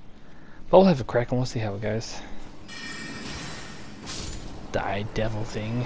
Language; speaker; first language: English; native; English